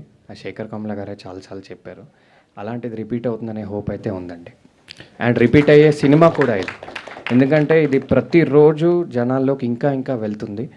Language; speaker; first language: Telugu; native; Telugu